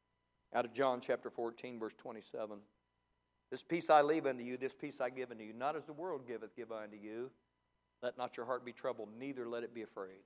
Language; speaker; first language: English; native; English